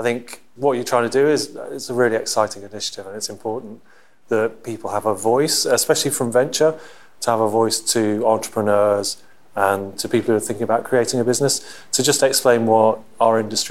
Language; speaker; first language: English; native; English